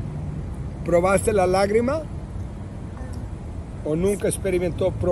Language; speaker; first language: Spanish; non-native, fluent; English